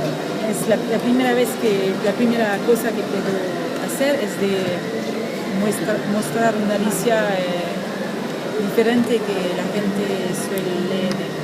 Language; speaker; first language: Spanish; non-native, learner; French